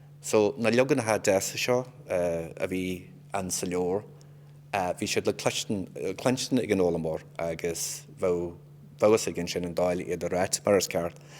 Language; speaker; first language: Irish; non-native, local second language; English